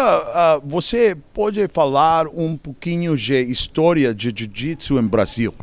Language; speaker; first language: Portuguese; non-native, learner; Spanish